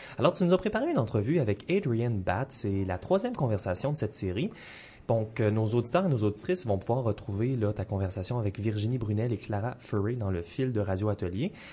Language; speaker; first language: French; native; French